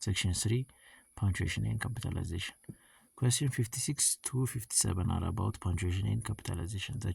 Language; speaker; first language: English; non-native, local second language; Amharic